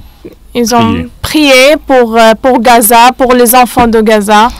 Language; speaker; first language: French; non-native, fluent; Arabic